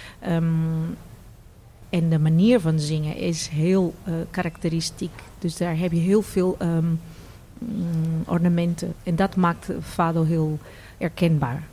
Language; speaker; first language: Dutch; non-native, fluent; Portuguese